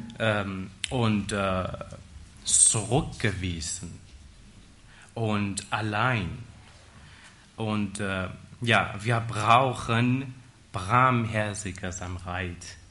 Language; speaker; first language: German; non-native, learner; Persian